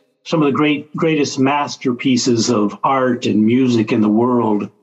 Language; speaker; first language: English; native; English